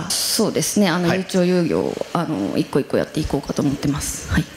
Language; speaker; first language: Japanese; native; Japanese